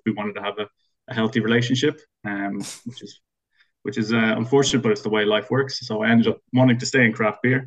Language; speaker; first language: English; native; English